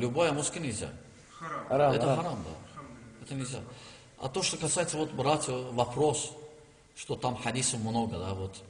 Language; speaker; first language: Russian; non-native, learner; Turkish